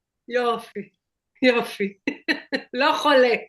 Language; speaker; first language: Hebrew; non-native, fluent; French